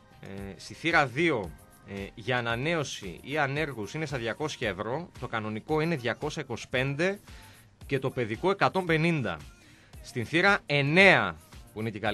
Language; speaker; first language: Greek; native; Greek